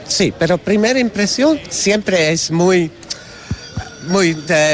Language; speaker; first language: Spanish; non-native, learner; Dutch